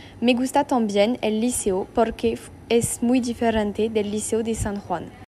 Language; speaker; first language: Spanish; non-native, learner; French